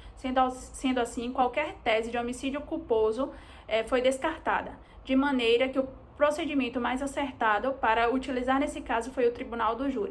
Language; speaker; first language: Portuguese; native; Portuguese